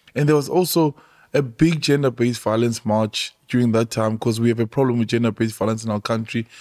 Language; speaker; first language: English; non-native, local second language; Xhosa